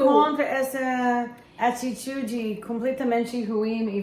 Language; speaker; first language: Portuguese; non-native, fluent; English